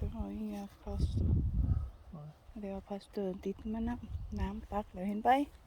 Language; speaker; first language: Swedish; non-native, learner; Thai